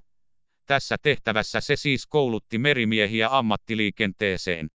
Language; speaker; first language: Finnish; native; Finnish